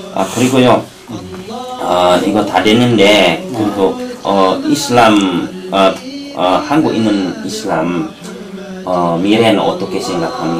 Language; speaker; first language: Korean; non-native, learner; Indonesian